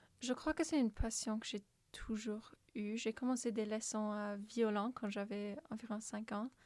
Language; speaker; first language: French; non-native, local second language; English